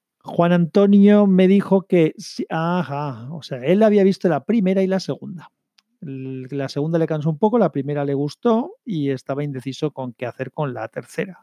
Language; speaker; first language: Spanish; native; Spanish